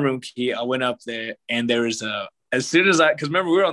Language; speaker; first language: English; native; English